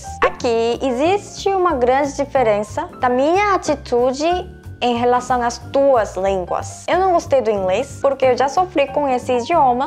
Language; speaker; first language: Portuguese; non-native, fluent; Korean